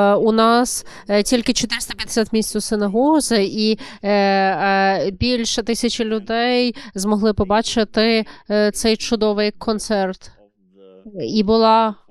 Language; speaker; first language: Ukrainian; non-native, learner; German